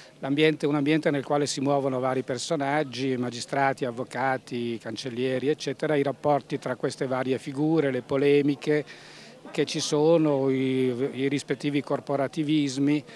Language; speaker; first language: Italian; native; Italian